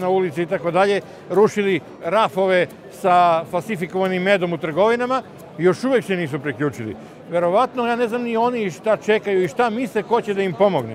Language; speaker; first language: Serbian; native; Serbian